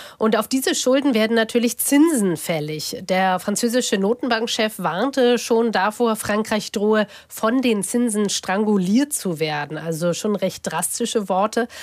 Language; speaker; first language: German; native; German